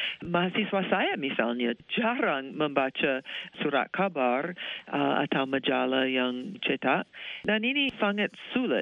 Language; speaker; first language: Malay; non-native, fluent; English